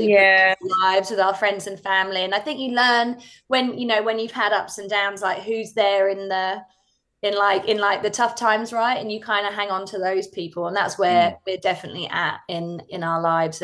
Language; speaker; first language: English; native; English